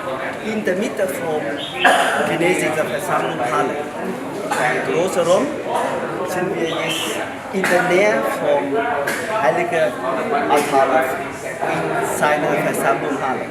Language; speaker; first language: German; non-native, learner; Vietnamese